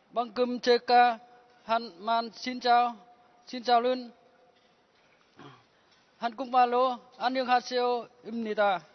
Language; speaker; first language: Korean; non-native, learner; Vietnamese